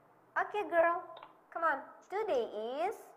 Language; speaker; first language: English; non-native, learner; Indonesian